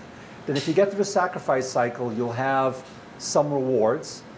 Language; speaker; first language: English; early bilingual, other home language; Dutch